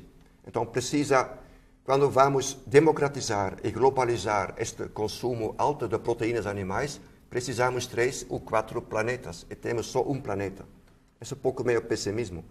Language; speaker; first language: Portuguese; non-native, fluent; Dutch